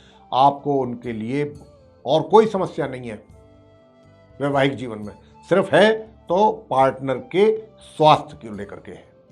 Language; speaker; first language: Hindi; native; Hindi